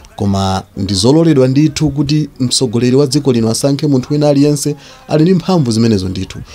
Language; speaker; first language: Nyanja; native; Nyanja